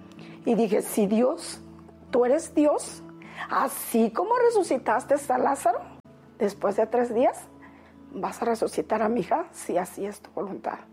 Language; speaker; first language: Spanish; native; Spanish